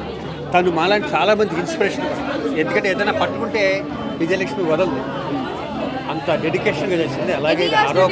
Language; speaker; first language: Telugu; native; Telugu